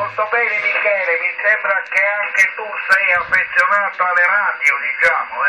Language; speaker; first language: Italian; native; Italian